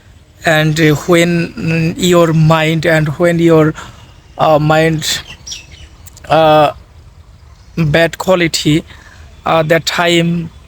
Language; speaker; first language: English; non-native, learner; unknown